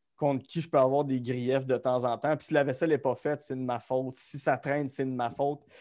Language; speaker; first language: French; native; French